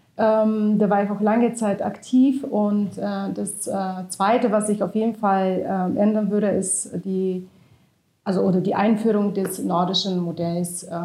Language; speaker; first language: German; non-native, fluent; Bulgarian